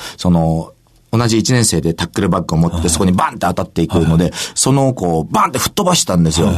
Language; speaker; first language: Japanese; native; Japanese